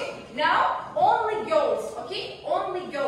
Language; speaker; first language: English; non-native, learner; Kazakh